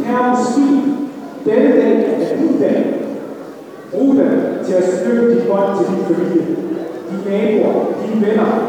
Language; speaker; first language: Danish; non-native, fluent; Arabic